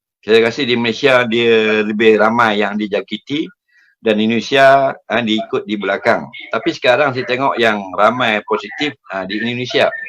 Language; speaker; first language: Malay; native; Malay